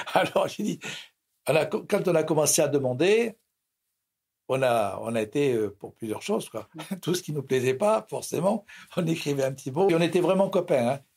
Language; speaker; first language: French; native; French